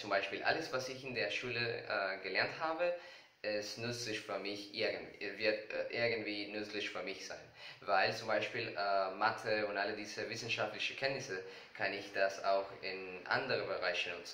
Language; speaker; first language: German; non-native, learner; Spanish